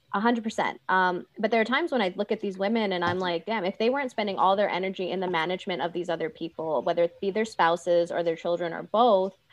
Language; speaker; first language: English; early bilingual, other home language; Urdu